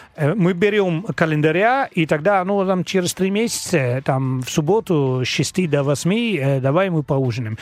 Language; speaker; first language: Russian; non-native, learner; Dutch